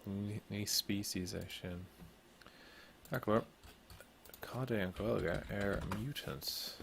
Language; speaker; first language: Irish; non-native, local second language; English